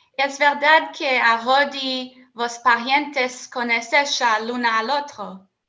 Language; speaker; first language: Spanish; non-native, learner; English